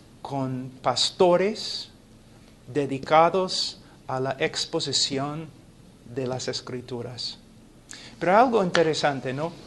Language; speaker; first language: Spanish; non-native, fluent; English